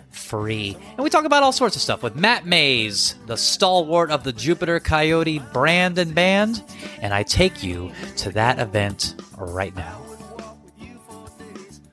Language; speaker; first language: English; native; English